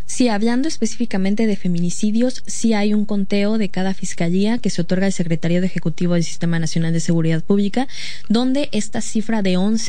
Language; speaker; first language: Spanish; native; Spanish